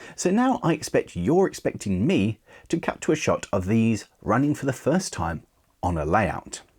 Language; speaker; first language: English; native; English